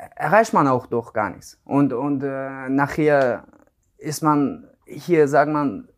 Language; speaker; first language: German; non-native, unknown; Persian